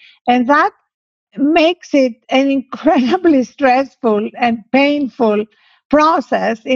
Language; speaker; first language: English; non-native, fluent; Greek